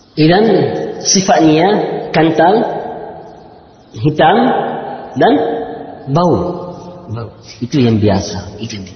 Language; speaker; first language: Indonesian; non-native, learner; Arabic